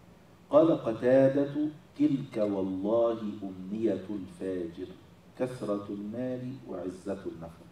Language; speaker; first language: Arabic; native; Arabic